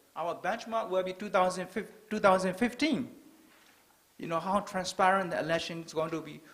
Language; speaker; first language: English; non-native, fluent; Burmese